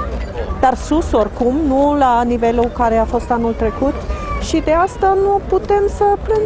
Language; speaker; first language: Romanian; non-native, fluent; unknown